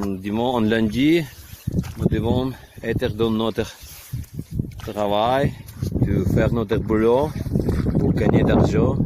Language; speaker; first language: French; non-native, learner; Ukrainian